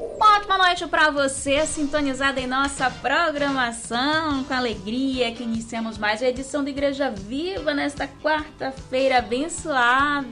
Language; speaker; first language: Portuguese; native; Portuguese